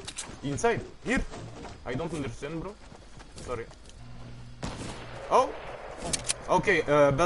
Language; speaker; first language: English; non-native, learner; French